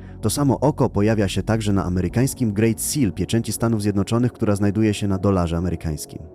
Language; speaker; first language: Polish; native; Polish